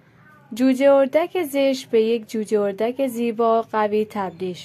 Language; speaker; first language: Persian; non-native, fluent; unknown